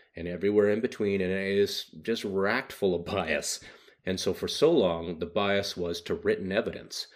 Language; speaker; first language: English; native; English